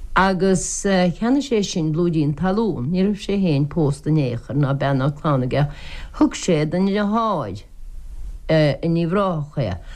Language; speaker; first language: Irish; native; Irish